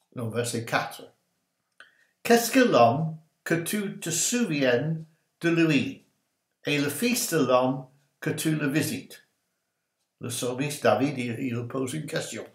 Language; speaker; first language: French; non-native, learner; English